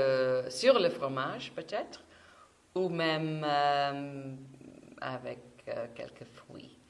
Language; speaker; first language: French; non-native, fluent; English